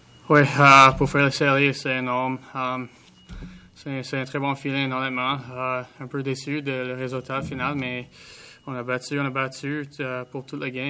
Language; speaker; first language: French; non-native, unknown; English